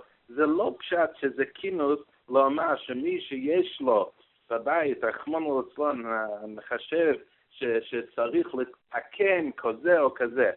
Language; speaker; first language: Hebrew; non-native, learner; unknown